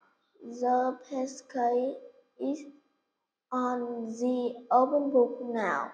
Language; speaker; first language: English; non-native, learner; Vietnamese